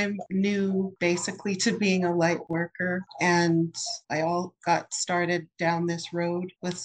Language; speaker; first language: English; native; English